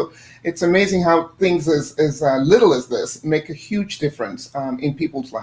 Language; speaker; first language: English; non-native, fluent; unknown